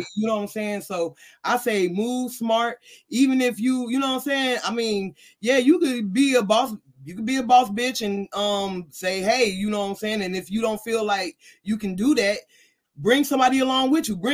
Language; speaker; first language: English; native; English